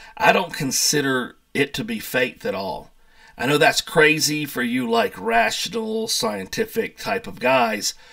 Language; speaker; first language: English; native; English